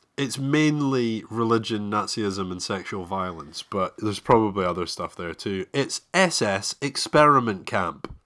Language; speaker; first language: English; native; English